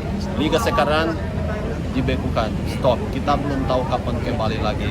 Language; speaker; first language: Indonesian; non-native, fluent; Portuguese